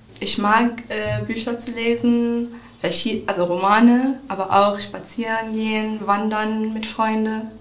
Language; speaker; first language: German; non-native, fluent; Arabic